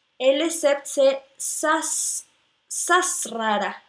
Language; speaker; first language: French; non-native, learner; Spanish